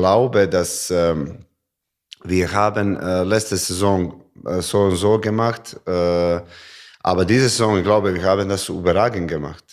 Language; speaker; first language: German; non-native, learner; Serbian